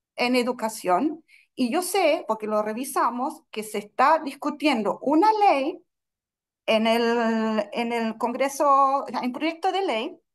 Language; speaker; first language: Spanish; non-native, fluent; Russian